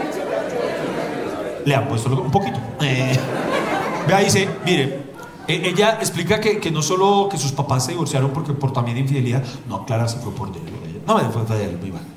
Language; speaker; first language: Spanish; native; Spanish